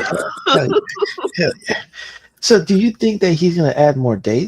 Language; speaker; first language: English; native; English